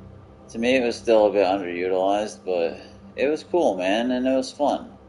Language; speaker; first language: English; native; English